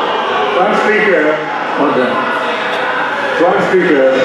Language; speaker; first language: English; non-native, local second language; Malay